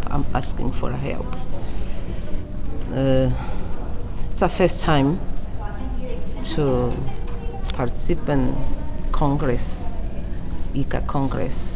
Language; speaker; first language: English; non-native, learner; Portuguese